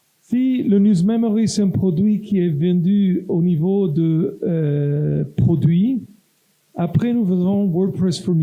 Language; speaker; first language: French; non-native, local second language; Italian